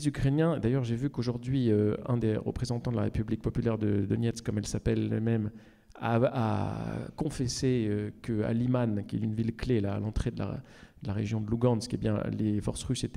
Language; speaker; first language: French; native; French